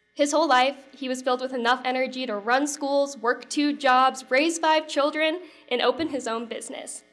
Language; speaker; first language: English; native; English